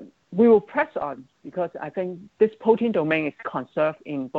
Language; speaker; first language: English; non-native, local second language; Cantonese